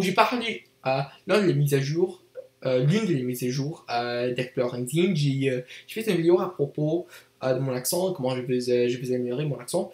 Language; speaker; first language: French; non-native, learner; English